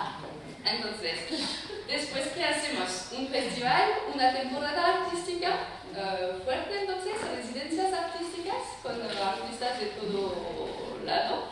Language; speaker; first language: Spanish; non-native, fluent; French